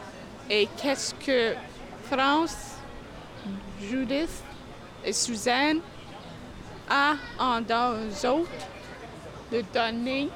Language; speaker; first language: French; non-native, local second language; English